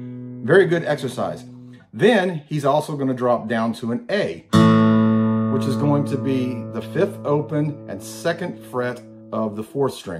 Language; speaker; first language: English; native; English